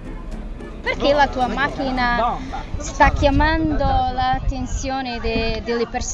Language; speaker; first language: Italian; non-native, learner; Portuguese